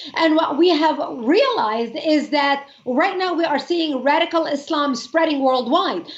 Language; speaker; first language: English; non-native, fluent; Arabic